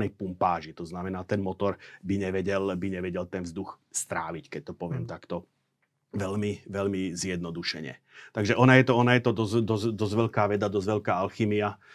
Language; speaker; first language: Slovak; native; Slovak